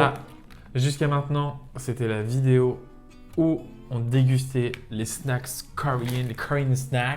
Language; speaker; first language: French; native; French